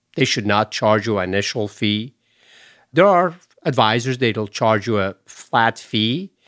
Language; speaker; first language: English; non-native, fluent; Persian